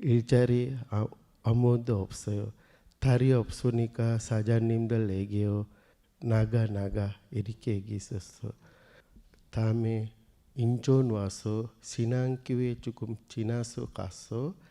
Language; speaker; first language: Korean; non-native, learner; Sinhala